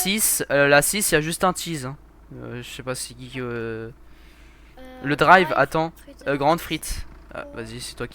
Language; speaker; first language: French; native; French